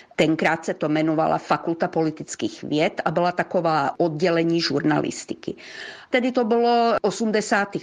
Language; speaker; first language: Czech; early bilingual, heritage; Croatian